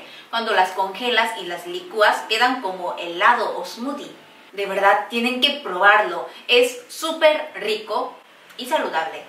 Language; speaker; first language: Spanish; non-native, fluent; Korean